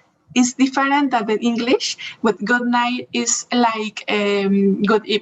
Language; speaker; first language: English; non-native, learner; Spanish